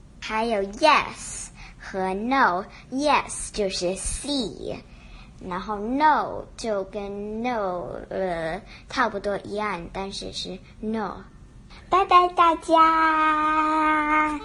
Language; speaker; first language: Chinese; early bilingual, heritage; Chinese